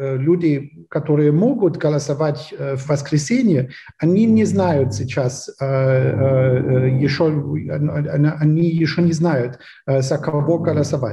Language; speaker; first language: Russian; non-native, fluent; German